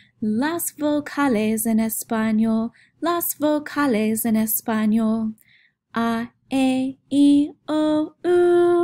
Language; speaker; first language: Spanish; non-native, fluent; English